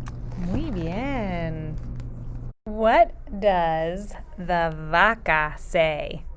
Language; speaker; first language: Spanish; non-native, fluent; English